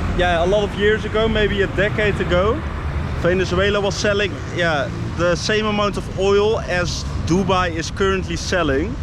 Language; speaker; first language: English; non-native, fluent; Dutch